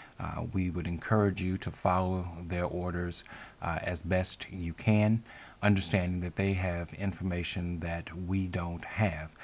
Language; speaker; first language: English; native; English